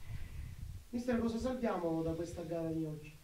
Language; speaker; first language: Italian; native; Italian